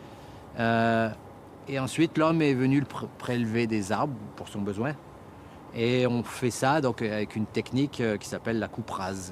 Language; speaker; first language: French; native; French